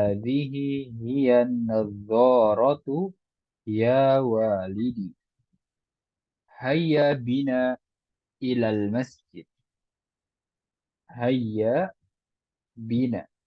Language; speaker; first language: Arabic; non-native, fluent; Indonesian